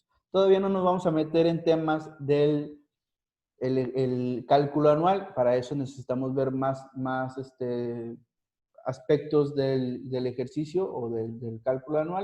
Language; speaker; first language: Spanish; native; Spanish